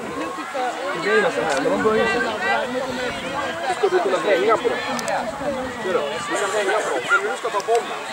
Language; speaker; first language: Swedish; native; Swedish